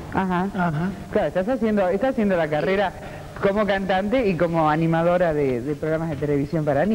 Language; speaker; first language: Spanish; native; Spanish